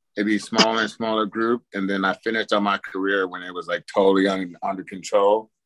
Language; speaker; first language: English; native; English